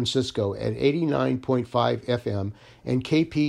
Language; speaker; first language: English; native; English